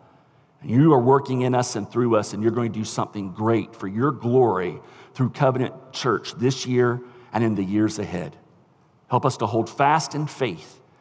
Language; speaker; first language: English; native; English